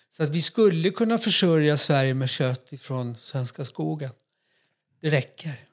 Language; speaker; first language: Swedish; native; Swedish